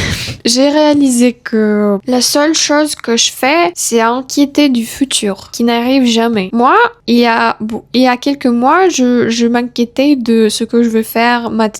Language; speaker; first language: French; non-native, fluent; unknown